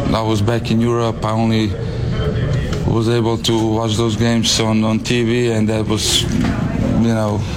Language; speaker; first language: English; non-native, fluent; Slovenian